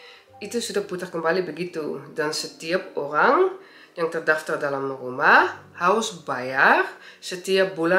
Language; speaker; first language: Indonesian; early bilingual, heritage; Indonesian